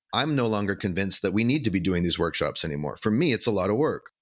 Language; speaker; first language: English; native; English